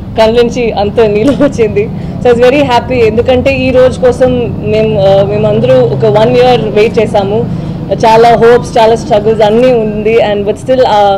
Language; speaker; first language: Telugu; non-native, learner; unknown